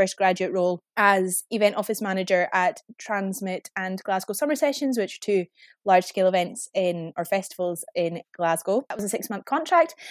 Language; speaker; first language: English; native; English